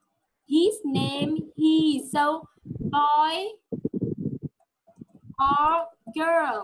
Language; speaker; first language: English; non-native, fluent; Vietnamese